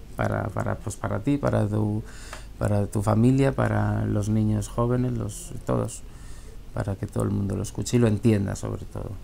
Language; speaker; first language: Spanish; native; Spanish